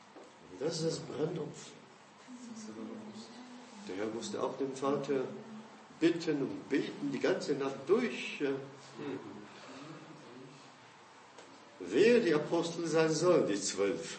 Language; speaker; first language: German; non-native, fluent; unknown